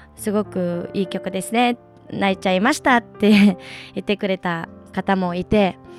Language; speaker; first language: Japanese; non-native, fluent; Mongolian